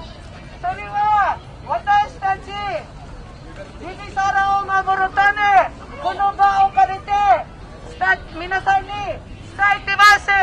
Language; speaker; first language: Japanese; non-native, fluent; Filipino